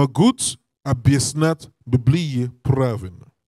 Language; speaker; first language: Russian; non-native, learner; English